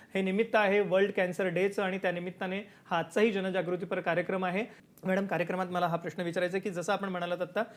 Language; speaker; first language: Marathi; native; Marathi